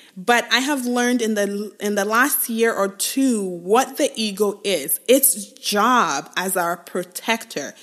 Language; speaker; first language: English; non-native, local second language; Igbo